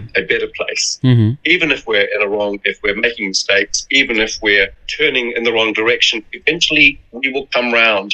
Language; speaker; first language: English; native; English